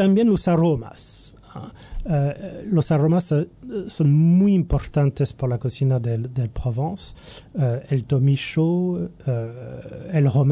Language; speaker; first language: Spanish; non-native, learner; French